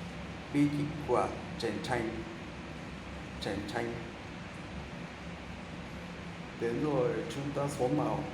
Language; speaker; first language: Vietnamese; non-native, learner; Japanese